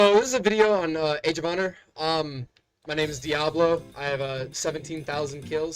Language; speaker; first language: English; native; English